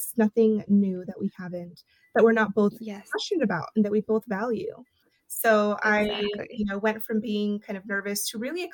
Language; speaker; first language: English; early bilingual, other home language; Spanish